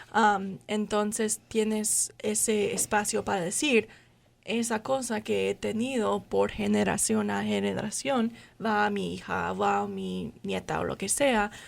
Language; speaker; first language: Spanish; non-native, fluent; English